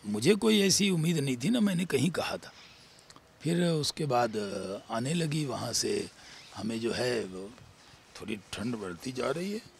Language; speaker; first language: Hindi; native; Hindi